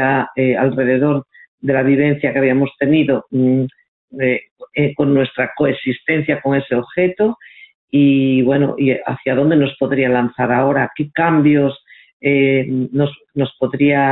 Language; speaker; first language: Spanish; native; Spanish